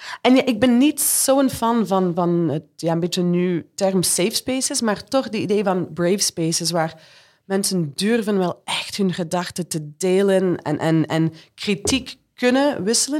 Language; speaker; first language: Dutch; non-native, fluent; English